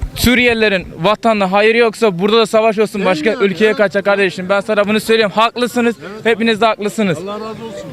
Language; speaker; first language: Turkish; non-native, fluent; Arabic